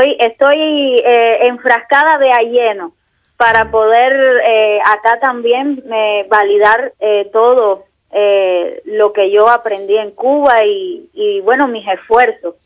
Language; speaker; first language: Spanish; native; Spanish